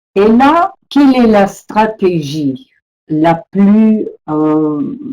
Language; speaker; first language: French; non-native, fluent; Russian